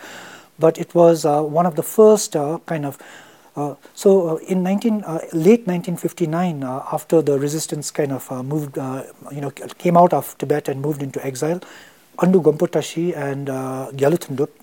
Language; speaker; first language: English; non-native, local second language; Tibetan